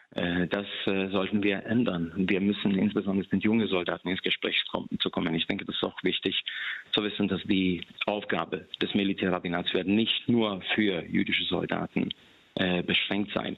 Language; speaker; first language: German; non-native, fluent; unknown